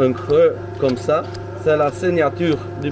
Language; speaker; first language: French; non-native, local second language; Dutch